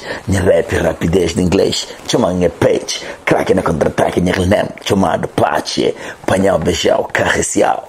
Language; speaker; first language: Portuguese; non-native, local second language; Upper Guinea Crioulo